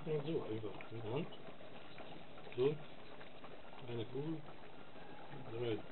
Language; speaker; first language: German; non-native, fluent; Italian